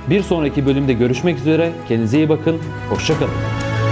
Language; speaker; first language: Turkish; native; Turkish